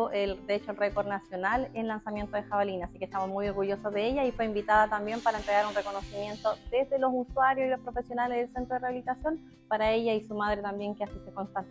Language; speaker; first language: Spanish; native; Spanish